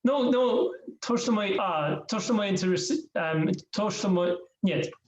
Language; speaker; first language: Russian; non-native, learner; English